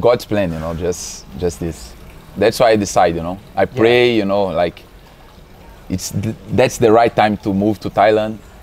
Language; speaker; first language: English; non-native, learner; Portuguese